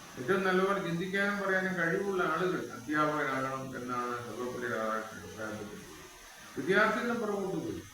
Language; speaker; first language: Malayalam; native; Malayalam